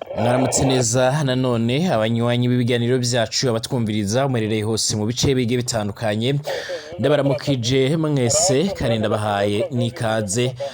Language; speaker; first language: Rundi; native; Rundi